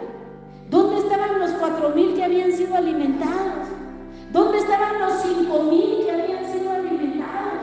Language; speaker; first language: Spanish; native; Spanish